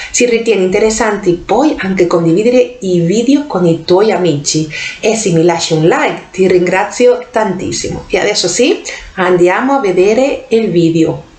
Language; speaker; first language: Italian; non-native, fluent; Spanish